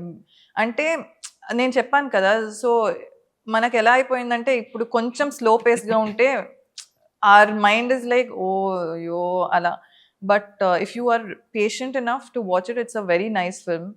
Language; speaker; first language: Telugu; non-native, fluent; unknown